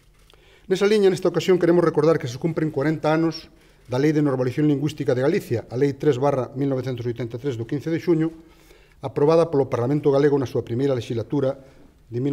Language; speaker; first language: Galician; native; Galician